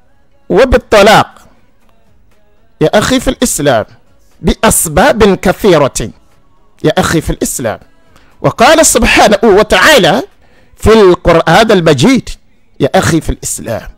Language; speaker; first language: Arabic; non-native, learner; Yoruba